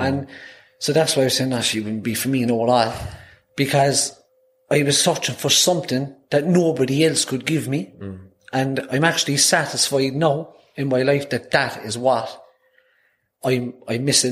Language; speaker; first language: English; native; English